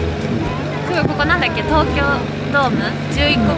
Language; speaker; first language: Japanese; native; Japanese